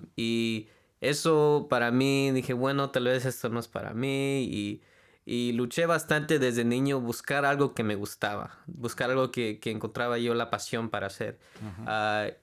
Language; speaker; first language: Spanish; early bilingual, heritage; Spanish